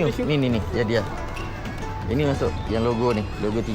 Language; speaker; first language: Malay; native; Malay